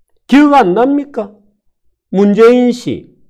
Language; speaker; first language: Korean; native; Korean